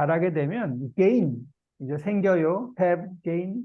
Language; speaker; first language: Korean; native; Korean